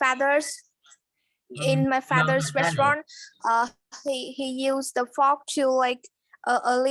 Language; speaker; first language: English; non-native, learner; Vietnamese